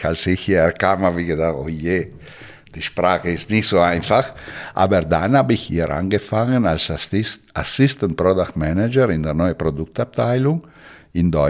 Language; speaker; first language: German; non-native, fluent; Italian